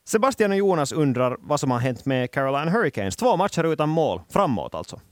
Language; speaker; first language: Swedish; native; Swedish